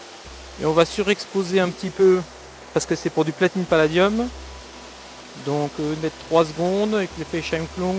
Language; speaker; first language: French; native; French